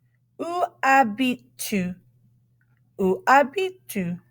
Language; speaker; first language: French; non-native, fluent; English